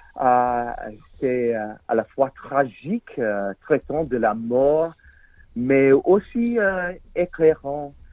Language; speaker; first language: French; non-native, learner; English